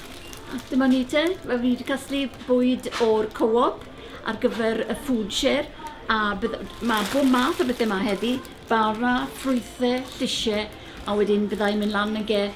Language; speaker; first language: Welsh; native; Welsh